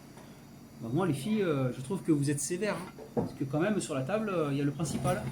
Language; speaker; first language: French; native; French